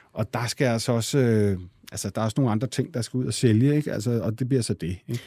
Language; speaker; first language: Danish; native; Danish